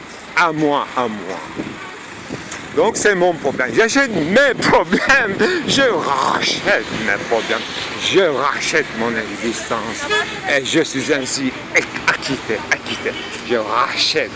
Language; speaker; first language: French; non-native, fluent; Turkish